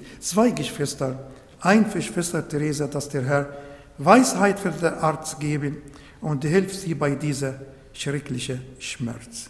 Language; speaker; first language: German; non-native, fluent; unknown